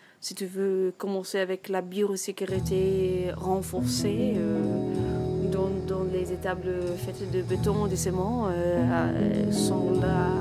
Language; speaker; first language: French; non-native, learner; German